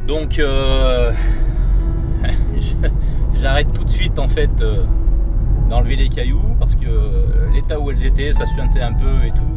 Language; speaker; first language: French; native; French